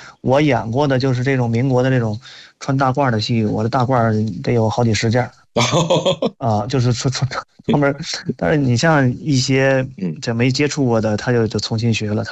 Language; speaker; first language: Chinese; native; Chinese